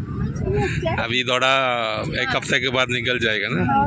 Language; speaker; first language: Hindi; non-native, local second language; Malayalam